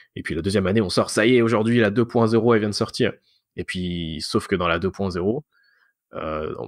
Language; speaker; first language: French; native; French